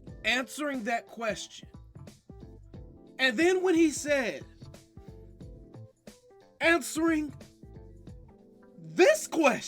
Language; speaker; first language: English; native; English